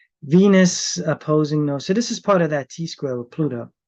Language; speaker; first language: English; native; English